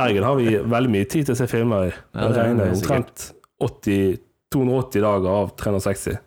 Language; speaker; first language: Norwegian; native; Norwegian